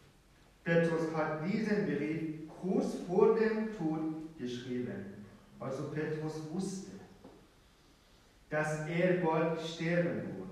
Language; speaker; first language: German; non-native, fluent; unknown